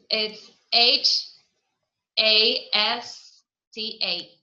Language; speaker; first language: English; non-native, fluent; Spanish